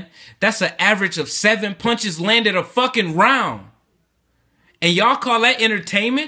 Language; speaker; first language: English; native; English